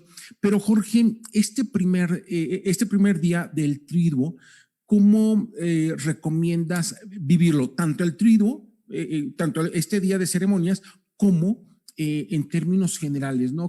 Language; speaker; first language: Spanish; native; Spanish